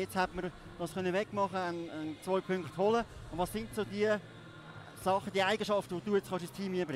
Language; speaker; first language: German; native; German